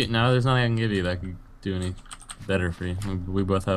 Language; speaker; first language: English; native; English